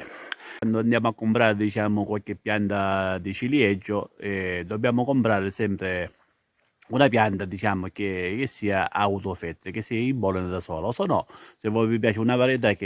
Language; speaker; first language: Italian; native; Italian